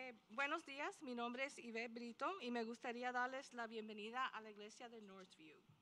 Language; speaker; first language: Spanish; early bilingual, heritage; Spanish